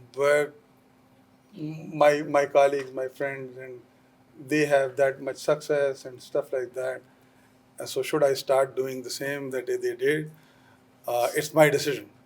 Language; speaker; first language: English; non-native, local second language; Urdu